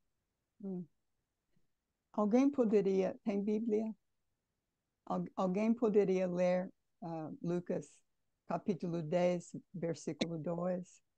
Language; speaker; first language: Portuguese; non-native, fluent; English